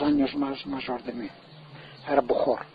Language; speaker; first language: Spanish; early bilingual, heritage; Ladino